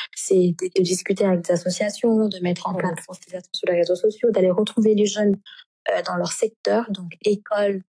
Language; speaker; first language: French; non-native, local second language; Wolof